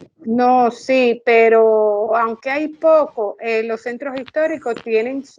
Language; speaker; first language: Spanish; native; Spanish